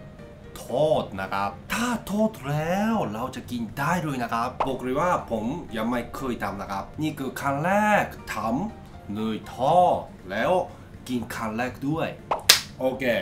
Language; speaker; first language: Thai; non-native, learner; Japanese